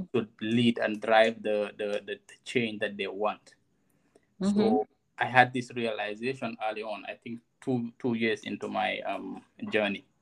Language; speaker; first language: English; non-native, local second language; Wolof